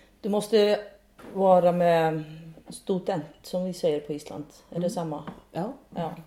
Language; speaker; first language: Swedish; non-native, fluent; Icelandic